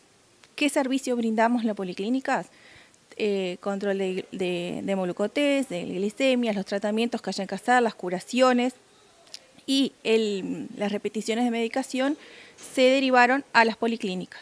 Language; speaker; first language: Spanish; native; Spanish